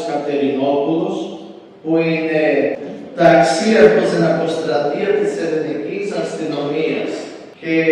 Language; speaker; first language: Greek; non-native, fluent; Portuguese